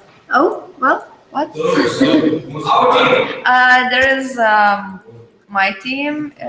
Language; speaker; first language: English; non-native, learner; Lithuanian